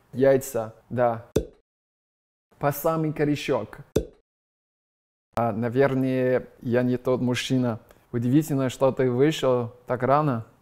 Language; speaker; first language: Russian; non-native, fluent; English